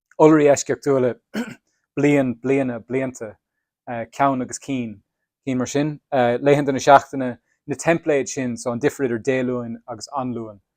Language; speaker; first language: Irish; native; Irish